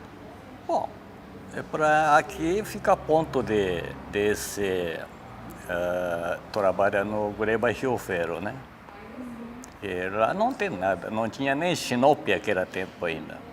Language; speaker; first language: Portuguese; non-native, learner; Japanese